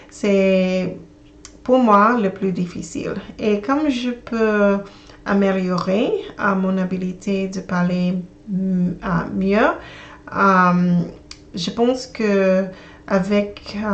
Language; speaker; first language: French; non-native, learner; English